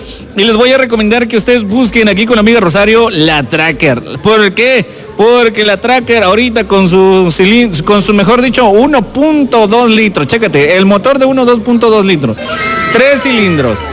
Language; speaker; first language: Spanish; native; Spanish